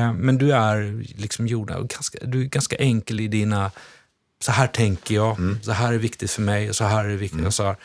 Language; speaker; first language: Swedish; native; Swedish